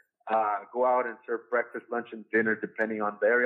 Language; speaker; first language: English; native; English